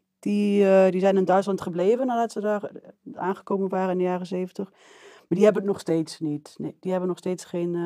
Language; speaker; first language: Dutch; early bilingual, other home language; Arabic